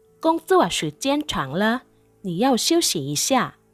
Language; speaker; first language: Chinese; non-native, fluent; Thai